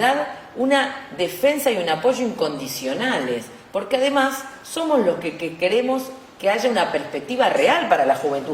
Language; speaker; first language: Spanish; native; Spanish